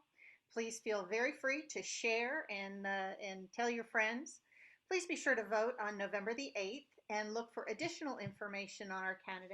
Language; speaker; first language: English; native; English